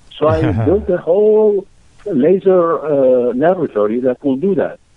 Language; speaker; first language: English; non-native, fluent; Arabic